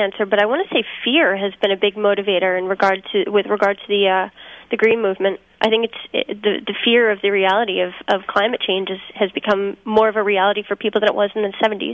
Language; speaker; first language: English; native; English